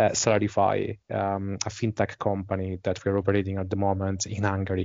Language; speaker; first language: English; non-native, fluent; Italian